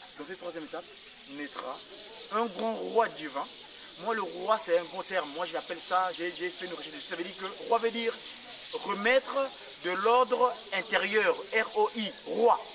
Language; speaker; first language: French; non-native, local second language; Kongo